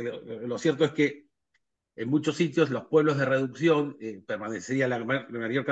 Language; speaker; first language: Spanish; native; Spanish